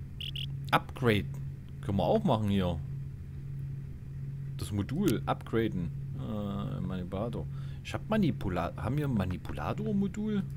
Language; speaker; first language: German; native; German